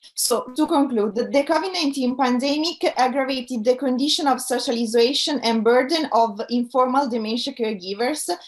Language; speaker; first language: English; non-native, fluent; Italian